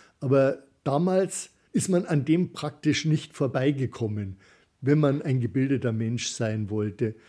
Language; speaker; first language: German; native; German